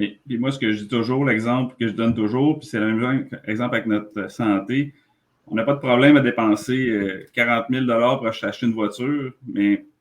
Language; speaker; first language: French; native; French